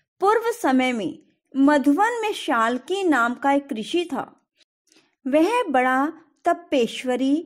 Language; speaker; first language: Hindi; native; Hindi